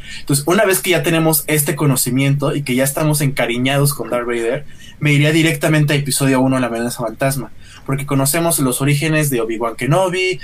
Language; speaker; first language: Spanish; native; Spanish